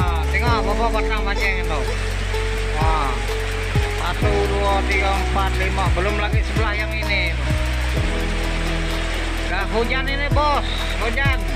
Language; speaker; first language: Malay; non-native, local second language; Iban